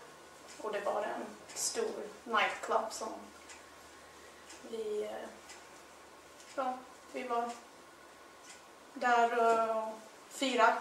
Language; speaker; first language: Swedish; non-native, fluent; English